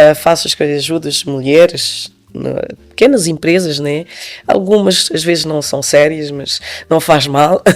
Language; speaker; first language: Portuguese; non-native, local second language; Upper Guinea Crioulo